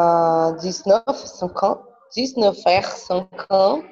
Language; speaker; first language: French; non-native, learner; Portuguese